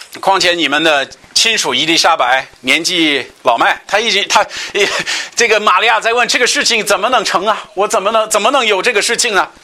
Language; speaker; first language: Chinese; non-native, fluent; English